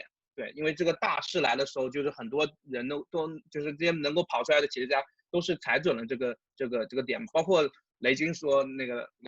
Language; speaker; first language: Chinese; native; Chinese